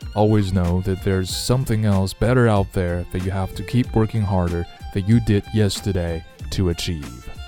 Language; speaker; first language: English; non-native, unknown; Chinese